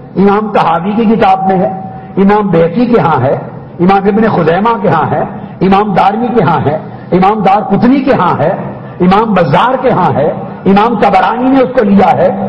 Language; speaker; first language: Urdu; non-native, local second language; Punjabi